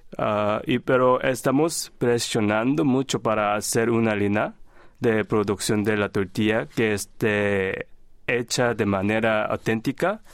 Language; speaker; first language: Spanish; non-native, fluent; Korean